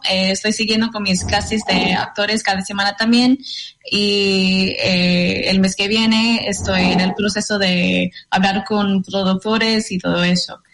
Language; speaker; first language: Spanish; non-native, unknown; English